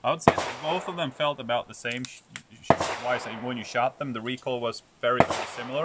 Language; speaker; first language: English; non-native, fluent; Swedish